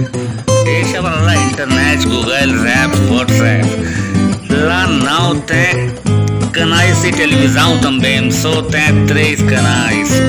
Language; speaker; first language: Portuguese; non-native, learner; Hindi